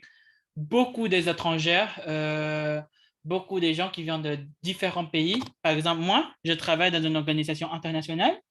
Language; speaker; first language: French; non-native, learner; English